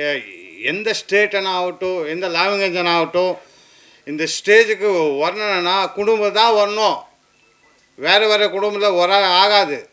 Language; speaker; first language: Tamil; non-native, local second language; Kannada